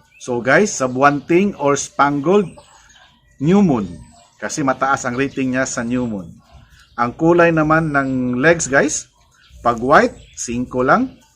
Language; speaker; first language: Filipino; non-native, local second language; Cebuano